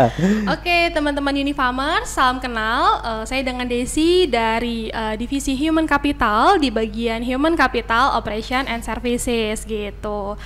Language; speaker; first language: Indonesian; native; Indonesian